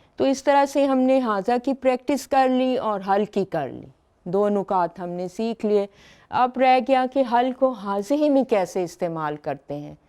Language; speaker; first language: Urdu; native; Urdu